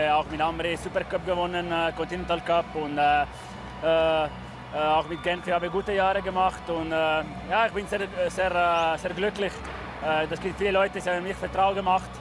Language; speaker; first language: German; non-native, local second language; Italian